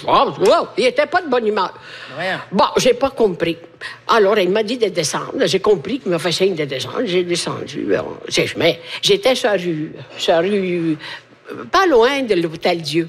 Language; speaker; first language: French; non-native, fluent; Italian